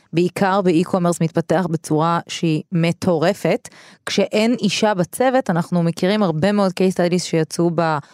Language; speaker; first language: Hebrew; early bilingual, other home language; Russian